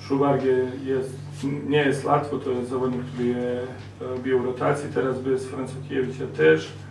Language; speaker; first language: Polish; non-native, learner; Serbian